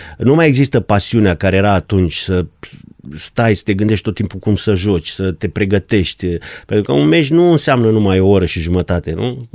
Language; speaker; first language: Romanian; non-native, local second language; German